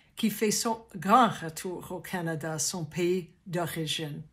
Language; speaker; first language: French; non-native, learner; English